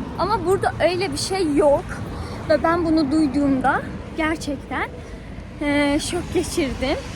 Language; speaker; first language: Turkish; non-native, fluent; Persian